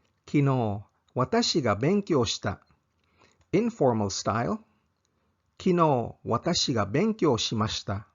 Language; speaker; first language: Japanese; non-native, fluent; English